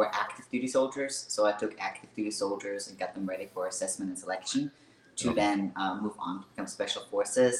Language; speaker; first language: English; non-native, fluent; German